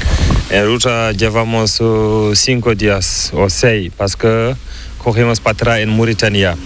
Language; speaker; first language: Spanish; non-native, learner; Fula